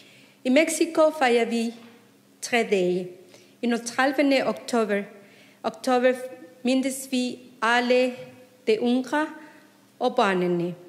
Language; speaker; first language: Danish; non-native, fluent; Spanish